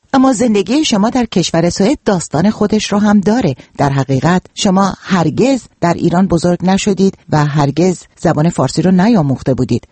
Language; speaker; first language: Persian; native; Persian